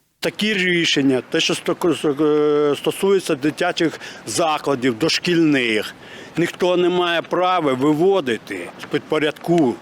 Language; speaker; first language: Ukrainian; native; Ukrainian